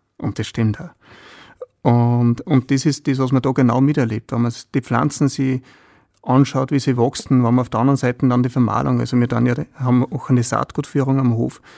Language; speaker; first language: German; native; German